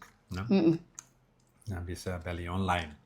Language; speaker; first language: Indonesian; non-native, learner; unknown